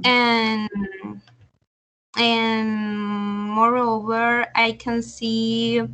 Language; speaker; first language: English; non-native, learner; Spanish